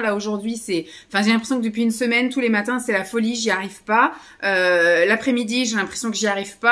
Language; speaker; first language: French; native; French